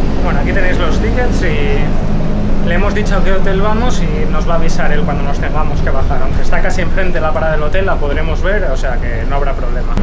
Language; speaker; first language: Spanish; native; Spanish